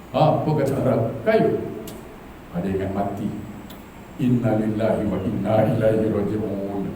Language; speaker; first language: Malay; native; Malay